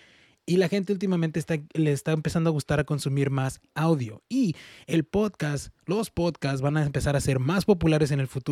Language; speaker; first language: Spanish; early bilingual, heritage; Spanish